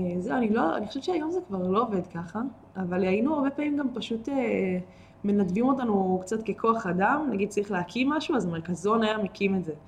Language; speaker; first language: Hebrew; native; Hebrew